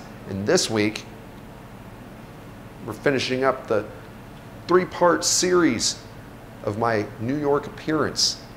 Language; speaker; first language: English; native; English